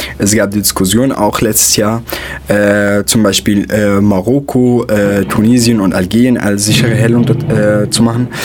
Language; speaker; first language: German; non-native, fluent; Arabic